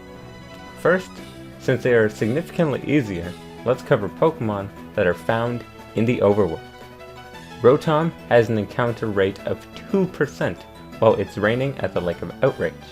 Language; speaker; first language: English; native; English